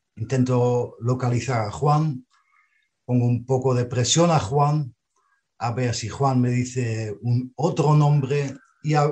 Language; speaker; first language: Spanish; non-native, fluent; Dutch